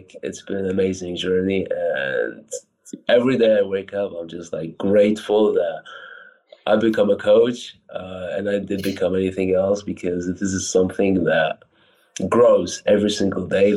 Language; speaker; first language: English; non-native, fluent; Arabic